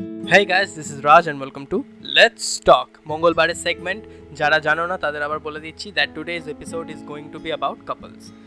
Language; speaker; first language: English; non-native, local second language; Bangla